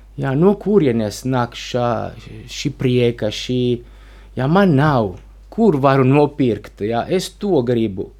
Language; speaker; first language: Latvian; non-native, learner; Italian